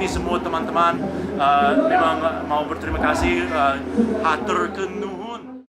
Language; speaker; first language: Indonesian; non-native, fluent; English